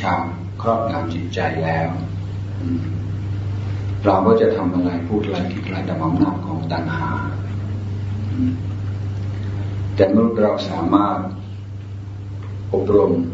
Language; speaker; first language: Thai; non-native, fluent; English